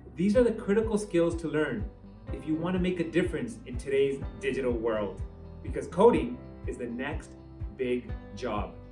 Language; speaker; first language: English; native; English